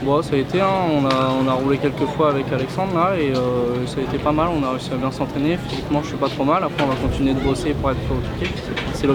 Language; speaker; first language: French; native; French